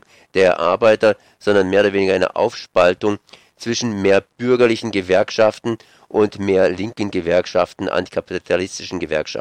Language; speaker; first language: German; native; German